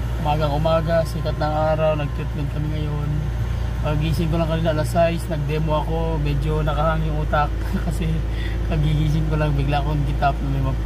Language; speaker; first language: Filipino; native; Filipino